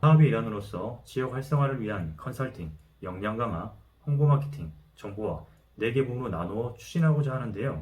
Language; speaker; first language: Korean; native; Korean